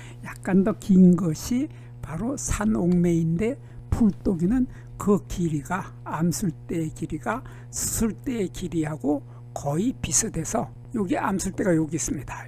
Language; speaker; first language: Korean; native; Korean